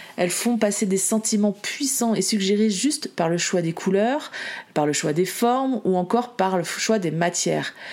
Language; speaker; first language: French; native; French